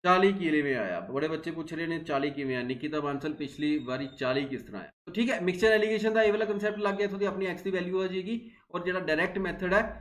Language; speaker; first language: Hindi; non-native, local second language; Punjabi